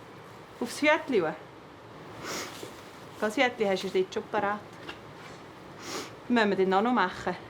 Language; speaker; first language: German; native; German